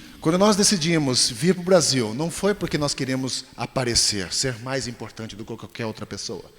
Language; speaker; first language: Portuguese; native; Portuguese